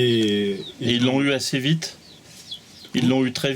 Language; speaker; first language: French; native; French